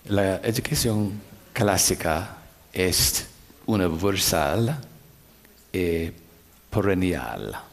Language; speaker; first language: Spanish; non-native, learner; English